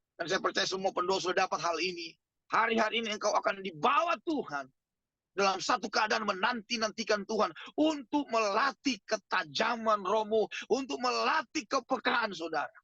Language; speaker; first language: Indonesian; native; Indonesian